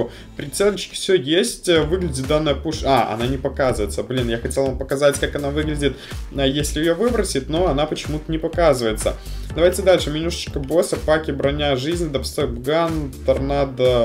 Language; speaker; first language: Russian; native; Russian